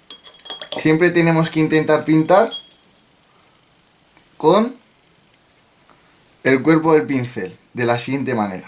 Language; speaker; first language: Spanish; native; Spanish